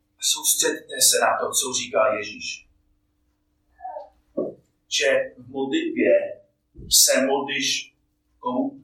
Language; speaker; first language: Czech; non-native, fluent; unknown